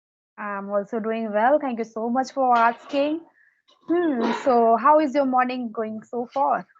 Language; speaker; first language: English; non-native, local second language; Hindi